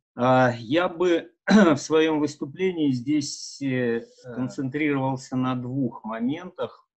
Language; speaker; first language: Russian; native; Russian